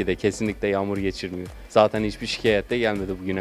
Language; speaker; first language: Turkish; native; Turkish